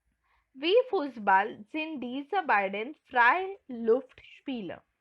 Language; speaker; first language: German; non-native, fluent; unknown